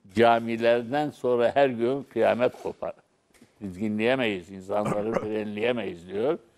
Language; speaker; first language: Turkish; non-native, local second language; Arabic